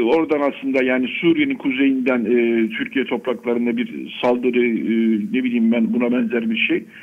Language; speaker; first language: Turkish; native; Turkish